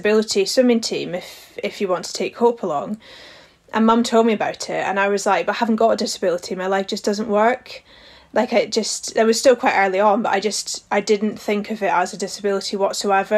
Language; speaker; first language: English; native; English